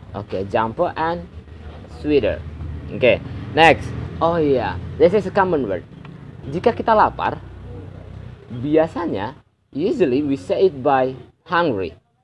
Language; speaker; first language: English; non-native, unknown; Indonesian